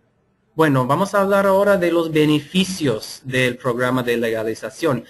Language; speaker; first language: Spanish; non-native, fluent; English